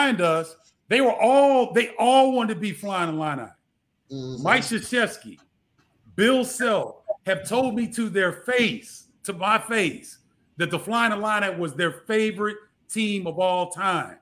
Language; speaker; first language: English; native; English